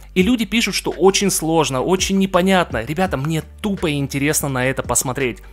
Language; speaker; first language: Russian; native; Russian